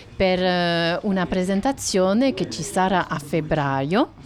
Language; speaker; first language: Italian; non-native, fluent; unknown